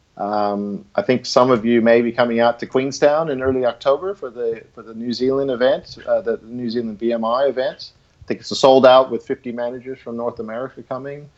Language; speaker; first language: English; native; English